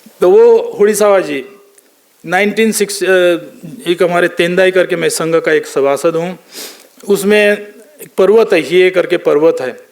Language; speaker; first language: Hindi; non-native, local second language; Marathi